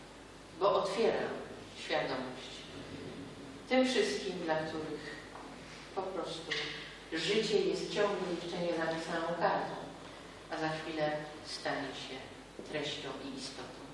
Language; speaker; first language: Polish; native; Polish